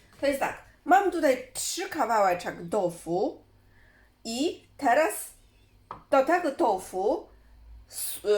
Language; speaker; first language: Polish; non-native, learner; Chinese